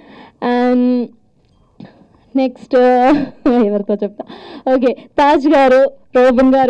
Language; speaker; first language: Telugu; non-native, learner; Malayalam